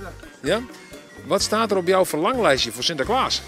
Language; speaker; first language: Dutch; non-native, local second language; Western Frisian